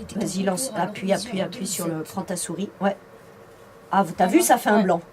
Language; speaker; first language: French; native; French